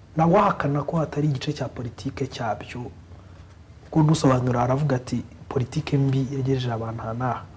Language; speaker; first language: Kinyarwanda; native; Kinyarwanda